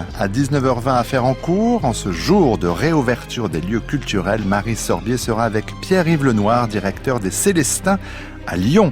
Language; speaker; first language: French; native; French